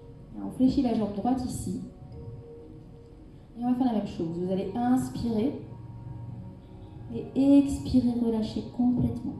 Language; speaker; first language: French; native; French